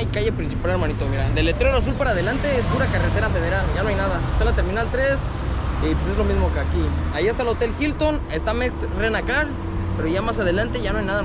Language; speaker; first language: Spanish; native; Spanish